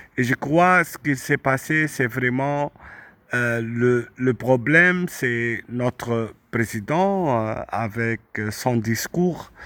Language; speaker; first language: French; non-native, local second language; Arabic